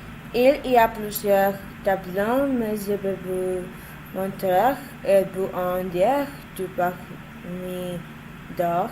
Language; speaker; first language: French; non-native, learner; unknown